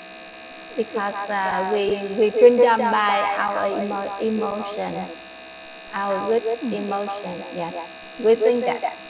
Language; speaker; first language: English; non-native, learner; Vietnamese